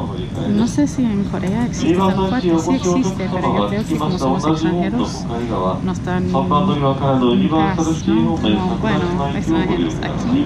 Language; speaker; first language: Spanish; non-native, fluent; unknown